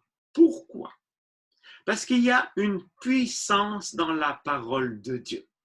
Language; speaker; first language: French; native; French